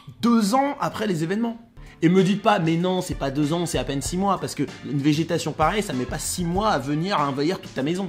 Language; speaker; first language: French; native; French